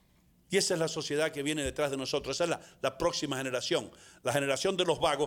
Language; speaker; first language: Spanish; native; Spanish